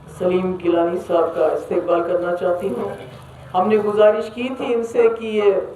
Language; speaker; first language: Urdu; non-native, local second language; Kashmiri